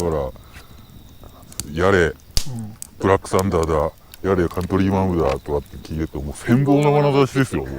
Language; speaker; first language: Japanese; native; Japanese